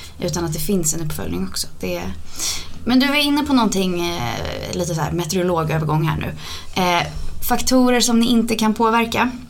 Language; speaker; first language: Swedish; native; Swedish